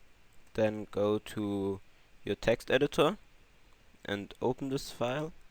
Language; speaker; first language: English; non-native, fluent; German